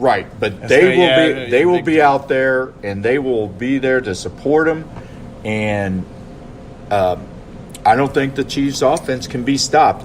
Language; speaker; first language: English; native; English